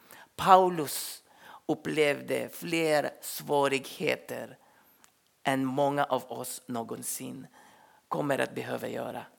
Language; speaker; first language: Swedish; non-native, fluent; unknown